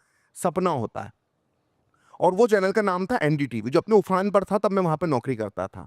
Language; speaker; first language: Hindi; native; Hindi